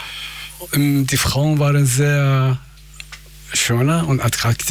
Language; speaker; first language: German; non-native, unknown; Persian